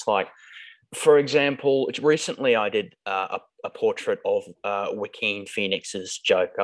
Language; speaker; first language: English; native; English